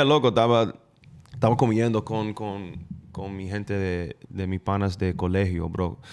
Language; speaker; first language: Spanish; non-native, fluent; English